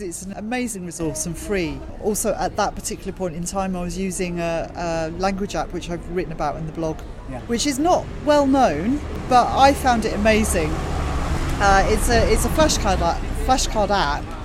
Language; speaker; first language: English; native; English